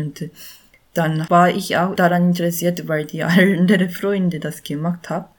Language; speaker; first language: German; non-native, learner; Korean